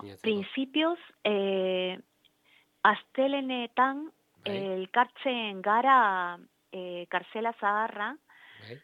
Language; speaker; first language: Basque; non-native, learner; Spanish